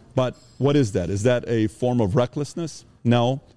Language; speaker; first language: English; early bilingual, other home language; Persian